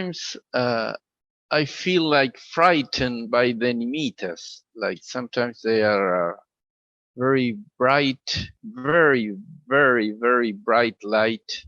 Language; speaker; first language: English; non-native, fluent; Spanish